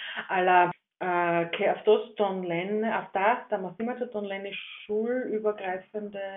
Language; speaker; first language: Greek; non-native, learner; German